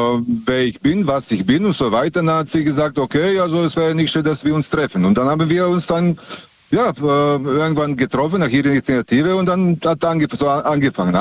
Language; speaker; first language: German; native; German